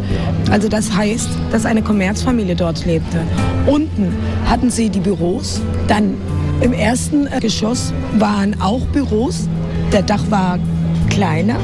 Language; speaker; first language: German; non-native, fluent; Spanish